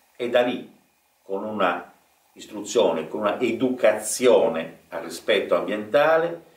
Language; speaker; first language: Italian; native; Italian